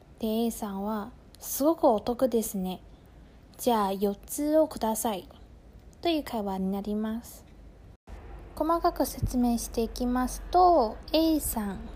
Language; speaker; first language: Japanese; non-native, fluent; Chinese